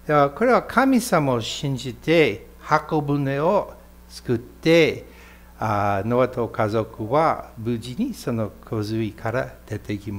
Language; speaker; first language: Japanese; non-native, fluent; English